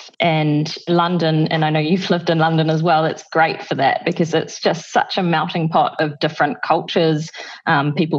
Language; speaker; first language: English; native; English